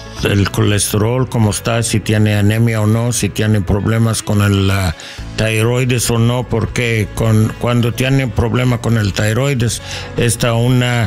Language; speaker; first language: Spanish; non-native, learner; English